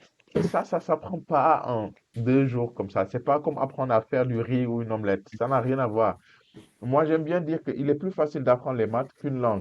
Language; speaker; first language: French; non-native, fluent; Portuguese